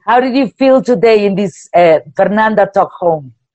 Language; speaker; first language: English; non-native, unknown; Spanish